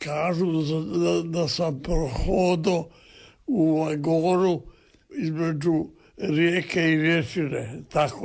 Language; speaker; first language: Serbian; native; Serbian